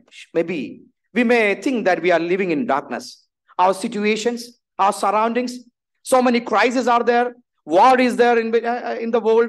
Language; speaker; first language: English; non-native, local second language; Malayalam